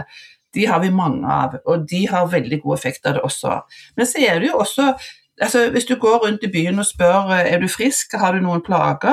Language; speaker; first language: Norwegian; native; Norwegian